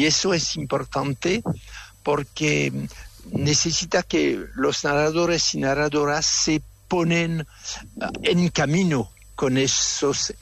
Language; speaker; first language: Spanish; non-native, fluent; French